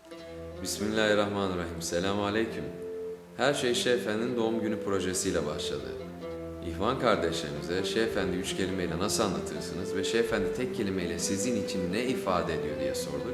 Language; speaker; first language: Turkish; native; Turkish